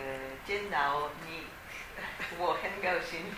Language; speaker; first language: Chinese; non-native, learner; Italian